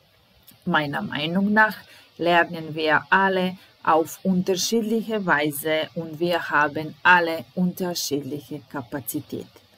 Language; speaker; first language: German; non-native, fluent; Serbian